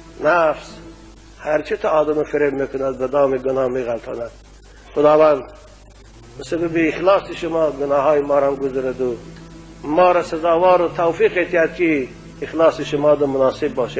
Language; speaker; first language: Persian; native; Persian